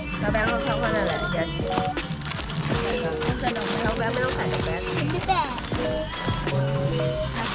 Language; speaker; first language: Thai; native; Thai